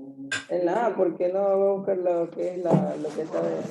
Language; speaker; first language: Spanish; native; Spanish